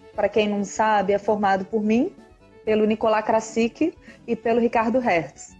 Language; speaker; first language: Portuguese; native; Portuguese